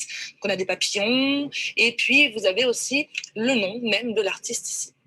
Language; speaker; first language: French; native; French